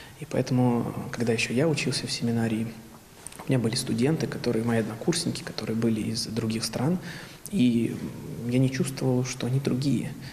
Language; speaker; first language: Russian; native; Russian